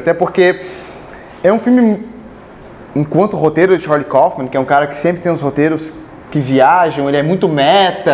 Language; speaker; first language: Portuguese; native; Portuguese